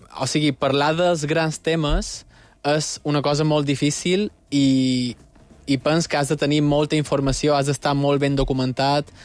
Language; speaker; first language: Catalan; early bilingual, other home language; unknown